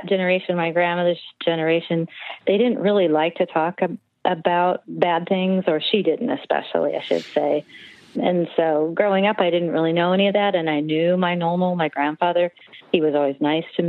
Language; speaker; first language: English; native; English